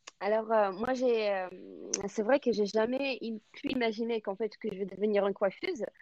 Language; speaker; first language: French; non-native, fluent; Russian